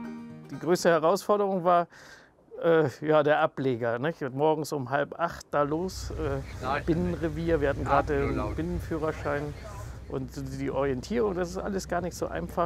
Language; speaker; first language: German; native; German